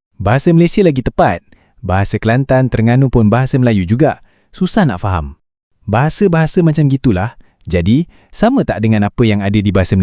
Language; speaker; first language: Malay; native; Malay